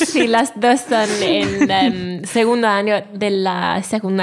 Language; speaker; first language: Spanish; non-native, fluent; Welsh